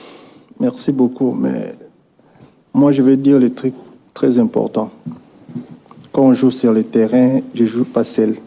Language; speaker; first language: French; non-native, local second language; Lingala